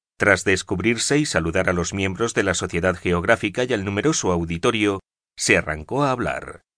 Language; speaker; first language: Spanish; native; Spanish